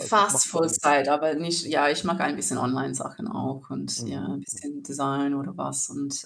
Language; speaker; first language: German; non-native, learner; English